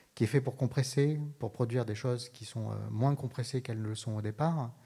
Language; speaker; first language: French; native; French